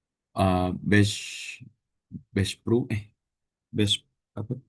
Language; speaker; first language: German; non-native, learner; Indonesian